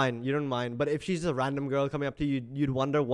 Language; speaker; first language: English; non-native, local second language; Hindi